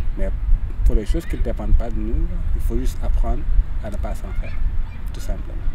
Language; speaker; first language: French; non-native, local second language; Wolof